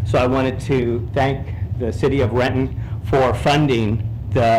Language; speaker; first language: English; native; English